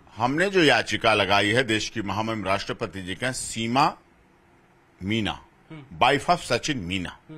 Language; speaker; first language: Hindi; native; Hindi